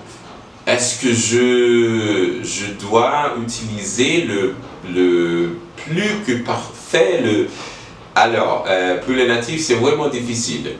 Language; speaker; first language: French; non-native, learner; English